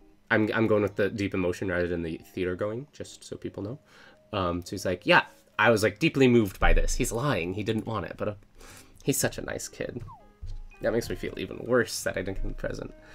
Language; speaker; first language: English; native; English